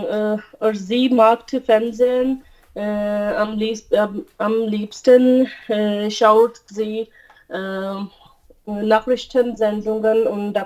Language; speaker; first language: German; non-native, learner; Urdu